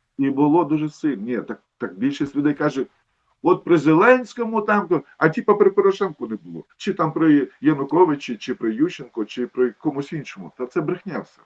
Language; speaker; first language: Ukrainian; non-native, local second language; Russian